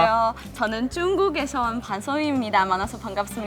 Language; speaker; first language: Korean; non-native, fluent; Chinese